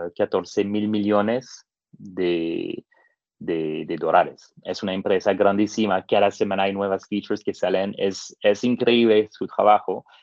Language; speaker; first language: Spanish; non-native, fluent; French